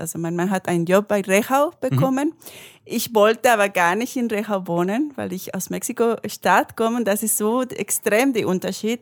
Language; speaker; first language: German; non-native, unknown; Spanish